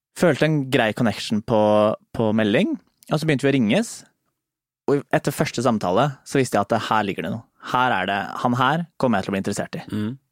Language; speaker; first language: Norwegian; native; Norwegian